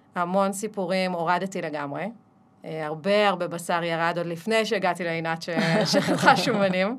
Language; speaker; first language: Hebrew; early bilingual, other home language; Russian